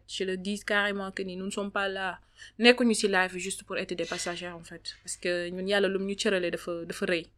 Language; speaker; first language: French; non-native, local second language; Wolof